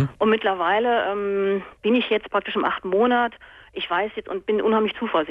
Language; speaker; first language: German; native; German